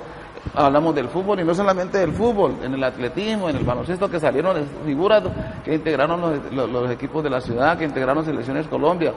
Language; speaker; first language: Spanish; native; Spanish